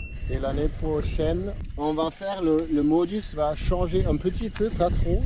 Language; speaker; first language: French; non-native, learner; German